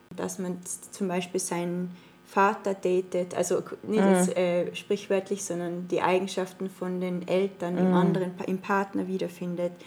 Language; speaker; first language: German; native; German